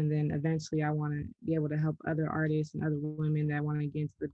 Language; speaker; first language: English; native; English